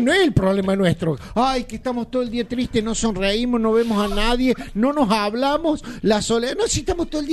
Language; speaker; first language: Spanish; native; Spanish